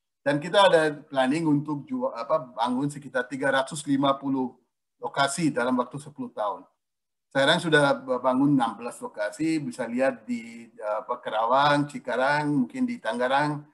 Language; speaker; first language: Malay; non-native, fluent; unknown